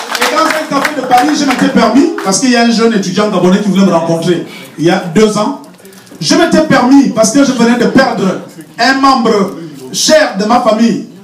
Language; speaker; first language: French; non-native, local second language; Fang